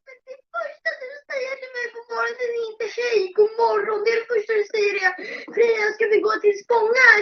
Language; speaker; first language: Swedish; early bilingual, other home language; Polish